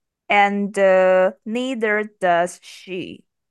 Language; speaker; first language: English; non-native, learner; Chinese